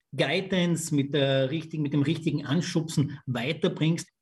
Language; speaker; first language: German; native; German